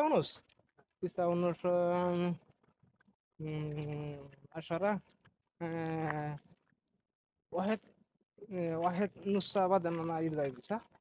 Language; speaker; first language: Arabic; non-native, learner; Bangla